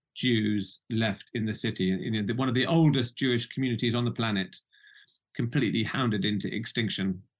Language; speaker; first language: English; native; English